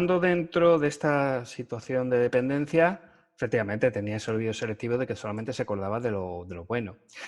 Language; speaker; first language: Spanish; native; Spanish